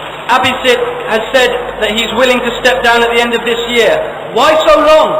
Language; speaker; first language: English; native; English